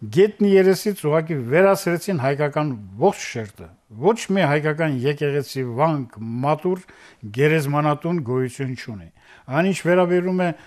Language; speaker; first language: Armenian; native; Armenian